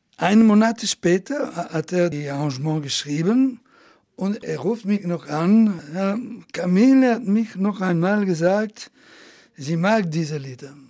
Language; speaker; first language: German; non-native, fluent; Italian